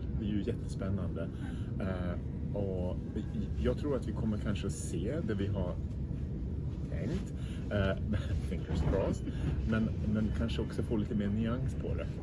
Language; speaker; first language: Swedish; native; Swedish